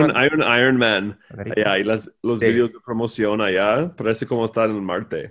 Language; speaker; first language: Spanish; non-native, fluent; English